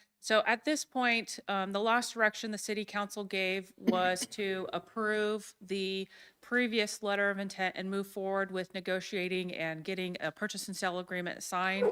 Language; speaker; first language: English; native; English